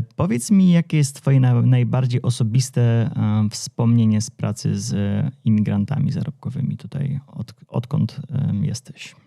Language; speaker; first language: Polish; native; Polish